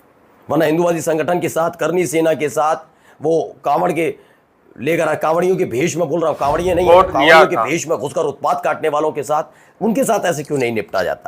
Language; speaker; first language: Hindi; native; Hindi